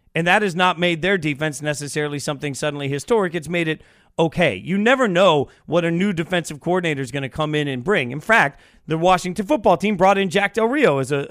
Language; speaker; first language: English; native; English